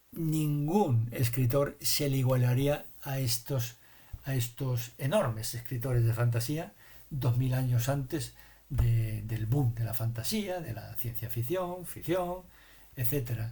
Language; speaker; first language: Spanish; native; Spanish